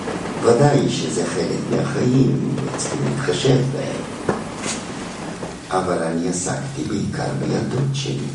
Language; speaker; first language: Hebrew; non-native, fluent; German